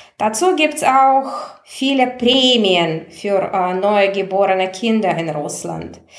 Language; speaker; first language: German; non-native, fluent; Russian